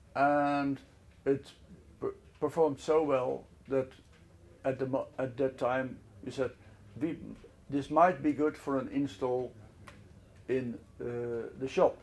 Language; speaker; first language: English; non-native, fluent; Dutch